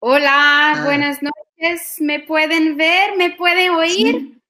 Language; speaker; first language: Spanish; non-native, learner; Portuguese